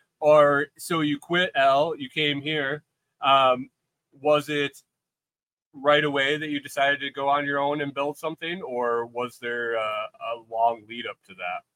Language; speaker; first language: English; native; English